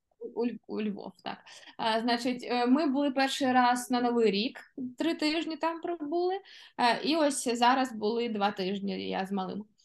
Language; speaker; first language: Ukrainian; non-native, local second language; Russian